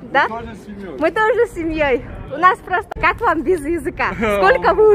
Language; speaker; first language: Russian; non-native, local second language; Kyrgyz